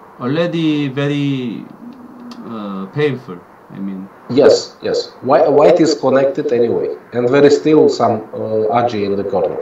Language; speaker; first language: English; non-native, fluent; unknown